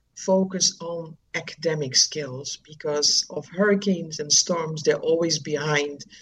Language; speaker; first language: English; non-native, fluent; Dutch